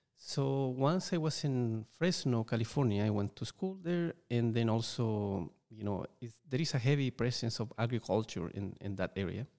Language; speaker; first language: English; non-native, fluent; Spanish